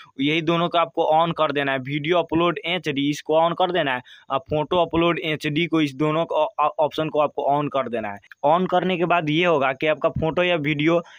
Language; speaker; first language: Hindi; native; Hindi